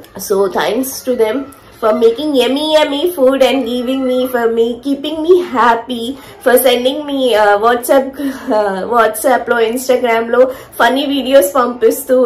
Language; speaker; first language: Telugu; native; Telugu